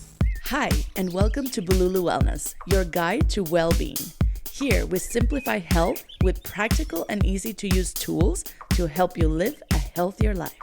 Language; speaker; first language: English; non-native, fluent; Spanish